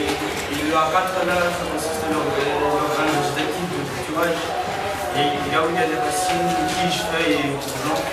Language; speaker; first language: French; non-native, local second language; Malagasy